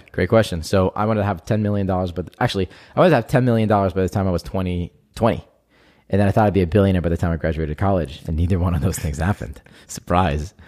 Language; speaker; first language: English; non-native, fluent; Hebrew